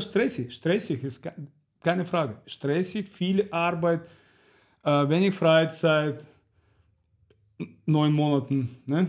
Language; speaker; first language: German; non-native, fluent; Russian